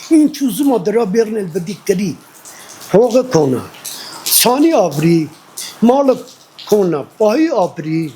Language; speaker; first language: Armenian; native; Armenian